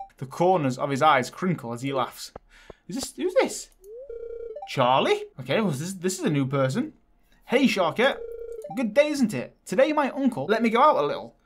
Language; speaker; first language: English; native; English